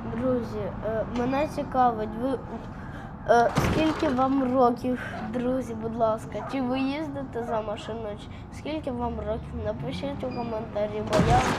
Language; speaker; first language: Ukrainian; native; Ukrainian